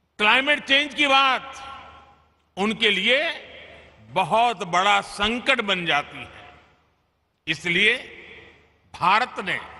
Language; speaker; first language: Hindi; non-native, local second language; Gujarati